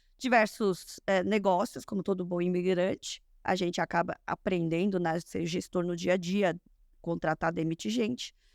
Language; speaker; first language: Portuguese; early bilingual, other home language; Korean